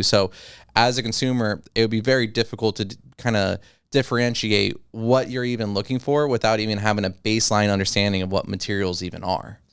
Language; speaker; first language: English; native; English